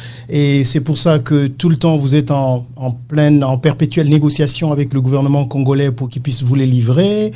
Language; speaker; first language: French; non-native, local second language; Lingala